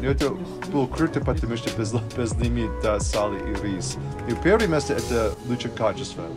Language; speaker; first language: Russian; non-native, learner; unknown